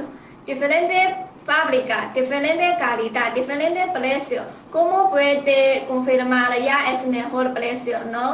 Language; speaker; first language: Spanish; non-native, learner; Chinese